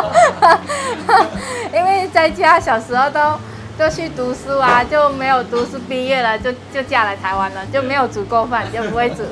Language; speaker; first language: Chinese; non-native, fluent; Vietnamese